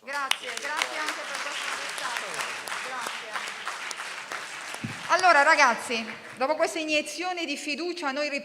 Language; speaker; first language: Italian; native; Italian